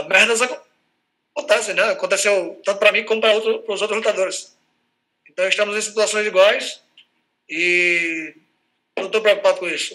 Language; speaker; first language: Portuguese; native; Portuguese